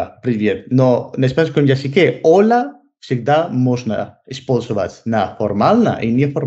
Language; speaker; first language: Russian; non-native, learner; Spanish